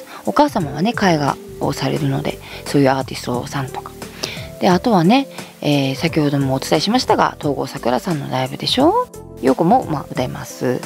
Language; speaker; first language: Japanese; native; Japanese